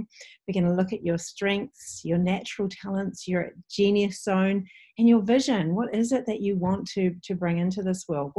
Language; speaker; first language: English; native; English